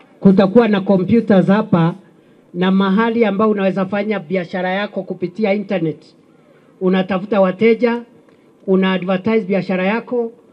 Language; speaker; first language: Swahili; non-native, local second language; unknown